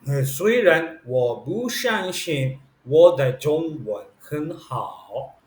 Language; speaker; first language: Chinese; non-native, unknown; Turkish